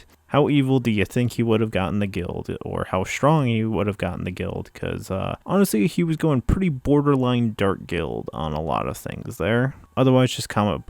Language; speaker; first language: English; native; English